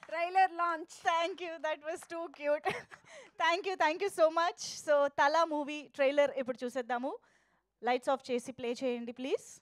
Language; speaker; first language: Telugu; native; Telugu